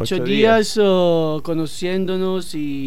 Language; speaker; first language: Spanish; non-native, learner; Italian